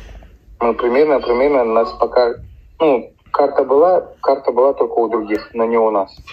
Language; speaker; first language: Russian; native; Russian